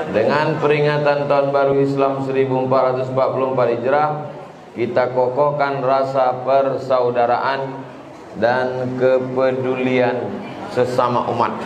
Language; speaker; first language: Indonesian; native; Indonesian